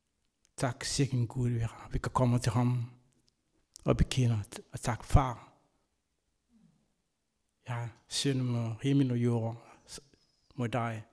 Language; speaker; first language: Danish; non-native, fluent; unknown